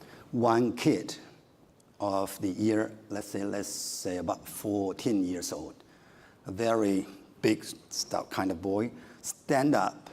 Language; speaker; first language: English; non-native, fluent; Chinese